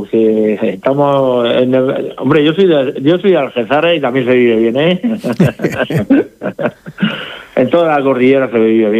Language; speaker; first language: Spanish; native; Spanish